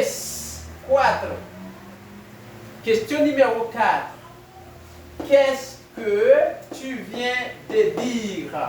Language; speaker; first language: French; non-native, fluent; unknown